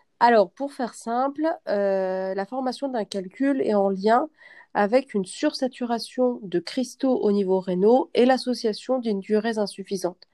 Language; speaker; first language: French; native; French